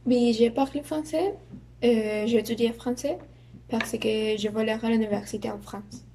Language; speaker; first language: French; non-native, learner; Spanish